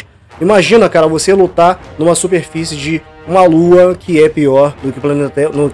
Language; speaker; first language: Portuguese; native; Portuguese